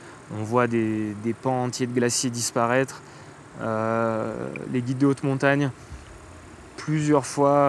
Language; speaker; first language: French; native; French